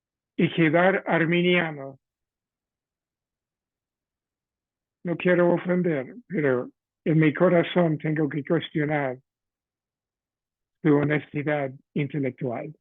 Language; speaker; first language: Spanish; non-native, fluent; English